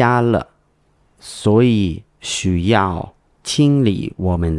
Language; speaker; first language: Chinese; non-native, learner; English